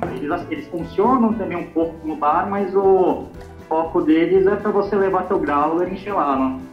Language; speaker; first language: Portuguese; native; Portuguese